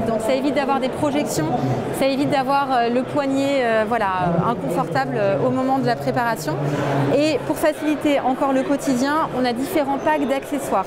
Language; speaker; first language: French; native; French